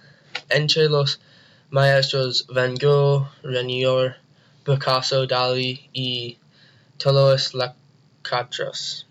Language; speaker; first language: Spanish; non-native, learner; English